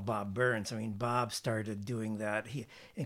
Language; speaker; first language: English; native; English